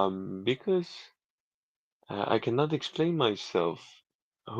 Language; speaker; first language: English; non-native, learner; Persian